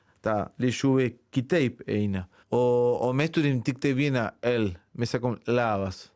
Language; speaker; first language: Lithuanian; non-native, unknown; Spanish